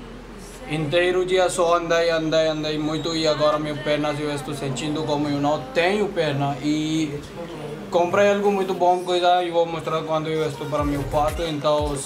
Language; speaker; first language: Portuguese; non-native, learner; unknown